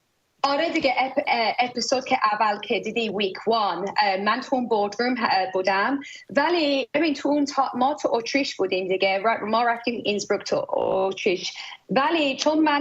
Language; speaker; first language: Persian; early bilingual, heritage; Persian